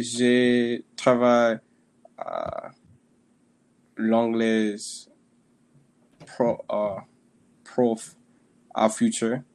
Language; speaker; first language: French; non-native, learner; English